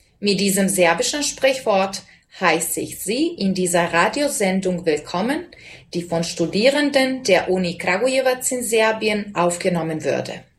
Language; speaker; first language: German; non-native, fluent; Serbian